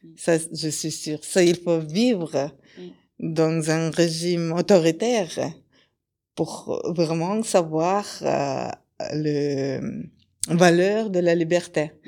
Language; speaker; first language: French; non-native, fluent; Kyrgyz